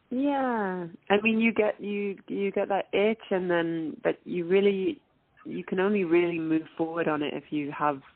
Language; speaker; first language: English; native; English